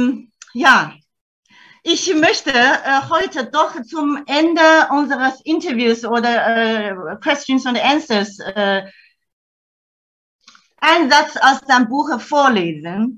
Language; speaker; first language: German; non-native, fluent; Chinese